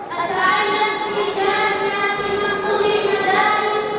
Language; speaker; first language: Arabic; non-native, learner; Urdu